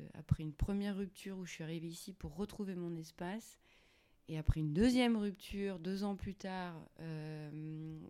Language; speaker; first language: French; native; French